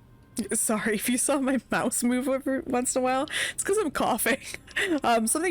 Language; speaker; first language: English; native; English